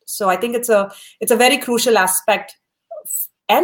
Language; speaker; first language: English; non-native, local second language; Tamil